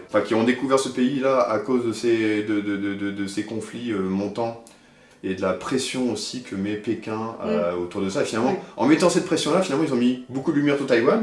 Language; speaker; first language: French; native; French